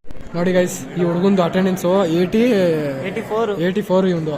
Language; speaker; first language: Kannada; native; Kannada